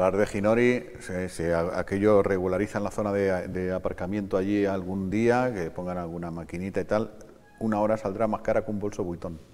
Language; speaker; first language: Spanish; native; Spanish